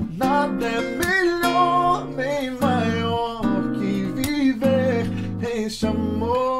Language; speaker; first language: Portuguese; native; Portuguese